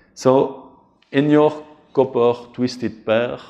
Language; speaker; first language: English; non-native, fluent; French